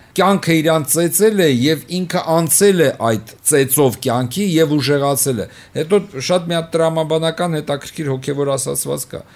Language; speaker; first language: Armenian; native; Armenian